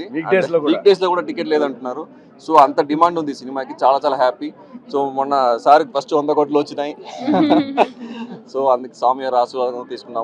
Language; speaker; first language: Telugu; native; Telugu